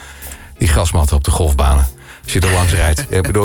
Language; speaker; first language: Dutch; native; Dutch